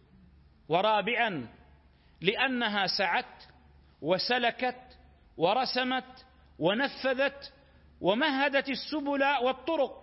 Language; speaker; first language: Arabic; native; Arabic